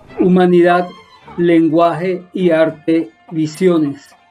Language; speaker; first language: Spanish; native; Spanish